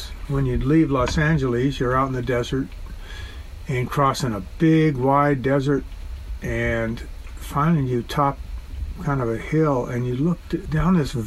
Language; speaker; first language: English; native; English